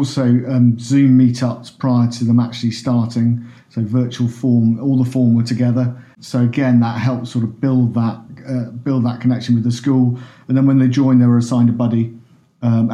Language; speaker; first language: English; native; English